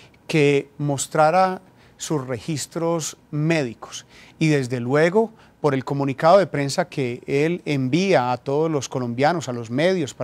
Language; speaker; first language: Spanish; native; Spanish